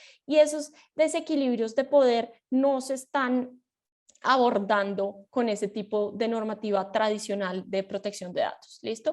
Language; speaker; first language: Spanish; native; Spanish